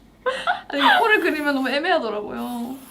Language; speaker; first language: Korean; native; Korean